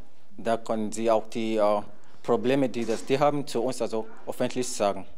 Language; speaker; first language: German; non-native, learner; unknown